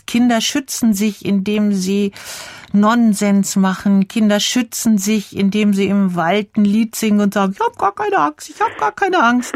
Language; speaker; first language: German; native; German